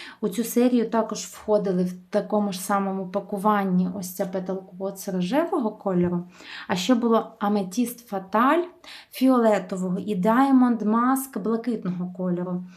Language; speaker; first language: Ukrainian; native; Ukrainian